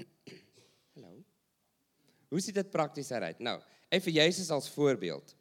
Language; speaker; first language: Dutch; non-native, learner; English